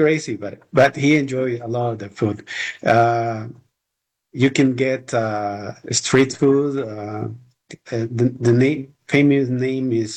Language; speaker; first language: English; non-native, learner; Spanish